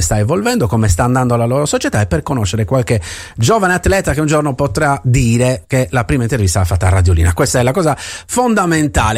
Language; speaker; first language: Italian; native; Italian